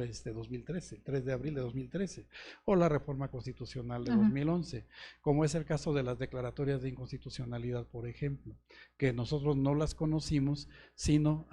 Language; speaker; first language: Spanish; native; Spanish